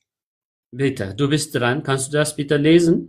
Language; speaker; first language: German; non-native, fluent; Amharic